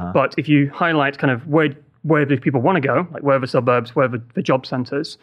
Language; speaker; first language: English; native; English